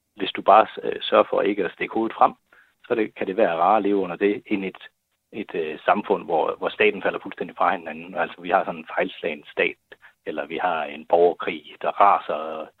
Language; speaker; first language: Danish; native; Danish